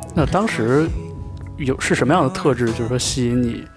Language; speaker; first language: Chinese; native; Chinese